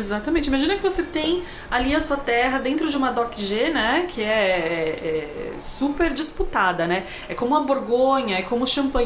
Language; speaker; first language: Portuguese; native; Portuguese